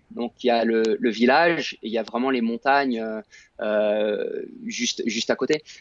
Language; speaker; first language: French; native; French